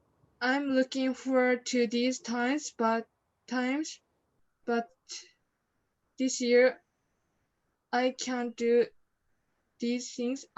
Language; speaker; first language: English; non-native, learner; Japanese